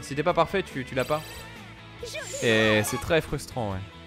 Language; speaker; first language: French; native; French